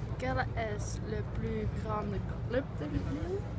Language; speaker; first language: French; non-native, learner; Dutch